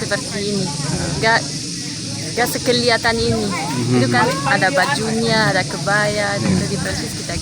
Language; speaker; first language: Indonesian; non-native, fluent; French